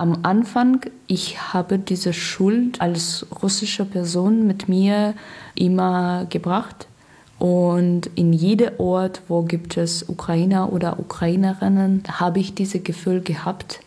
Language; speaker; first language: German; non-native, learner; Russian